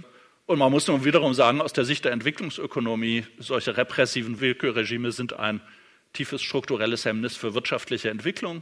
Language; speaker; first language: German; native; German